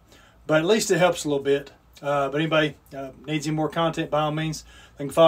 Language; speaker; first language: English; native; English